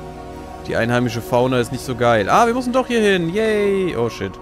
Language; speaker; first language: German; native; German